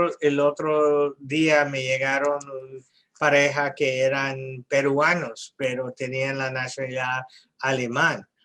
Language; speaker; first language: Spanish; non-native, fluent; English